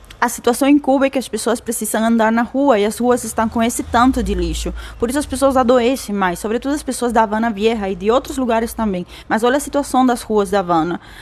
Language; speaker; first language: Portuguese; non-native, fluent; Spanish